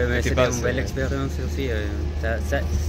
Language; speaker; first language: French; non-native, learner; Spanish